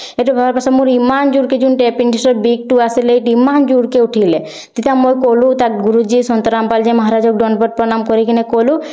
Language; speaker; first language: Assamese; non-native, local second language; Bodo